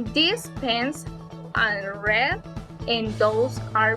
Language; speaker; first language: English; non-native, fluent; Spanish